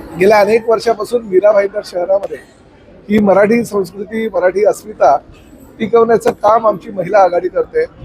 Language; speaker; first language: Marathi; native; Marathi